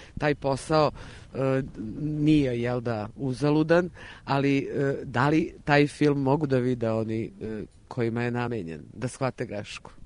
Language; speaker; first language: Serbian; native; Serbian